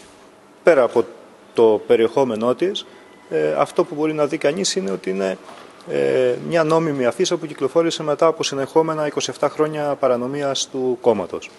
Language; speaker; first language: Greek; native; Greek